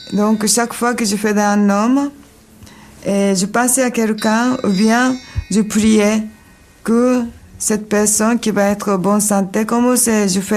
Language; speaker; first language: French; non-native, learner; Japanese